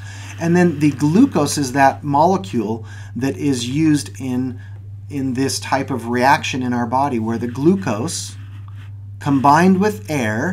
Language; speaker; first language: English; native; English